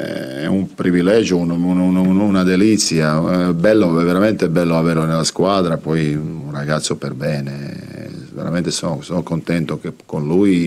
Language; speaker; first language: Italian; non-native, fluent; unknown